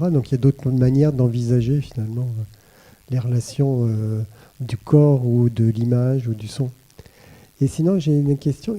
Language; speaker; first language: French; native; French